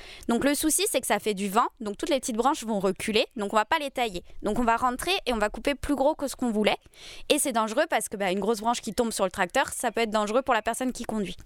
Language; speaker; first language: French; native; French